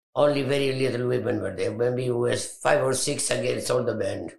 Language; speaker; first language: English; non-native, fluent; Arabic